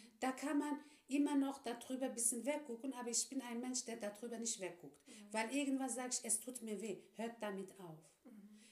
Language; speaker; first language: German; non-native, fluent; Turkish